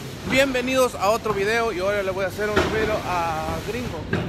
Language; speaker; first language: Spanish; native; Spanish